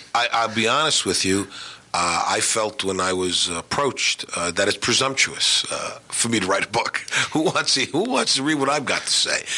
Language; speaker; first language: English; native; English